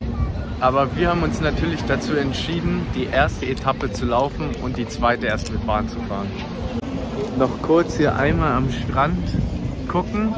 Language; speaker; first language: German; native; German